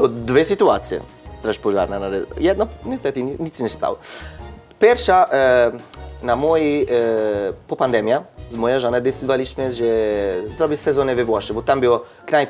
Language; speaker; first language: Polish; non-native, learner; Italian